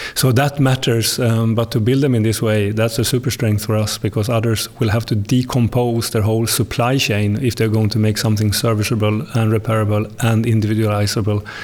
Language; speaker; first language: English; non-native, fluent; Swedish